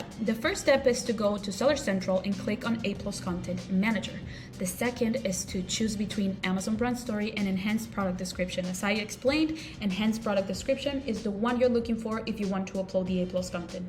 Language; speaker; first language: English; non-native, local second language; Spanish